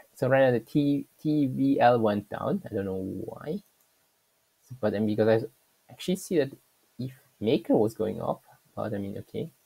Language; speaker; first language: English; non-native, fluent; German